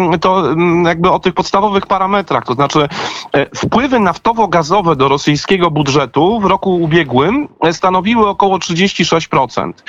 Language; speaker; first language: Polish; native; Polish